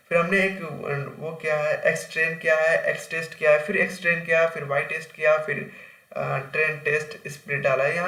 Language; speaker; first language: Hindi; native; Hindi